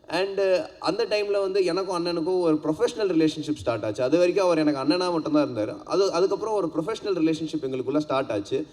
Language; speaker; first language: Tamil; native; Tamil